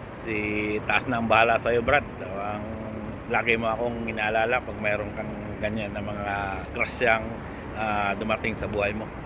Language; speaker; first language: Filipino; non-native, local second language; Cebuano